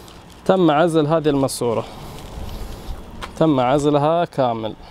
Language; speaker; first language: Arabic; native; Arabic